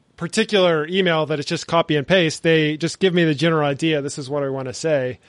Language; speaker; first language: English; native; English